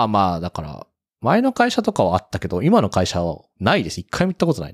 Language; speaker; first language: Japanese; native; Japanese